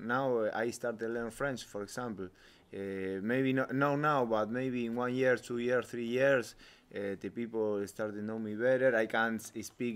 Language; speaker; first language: English; non-native, learner; Spanish